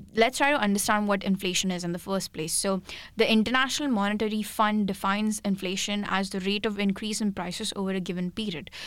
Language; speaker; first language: English; non-native, local second language; Hindi